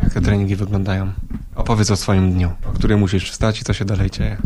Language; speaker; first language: Polish; native; Polish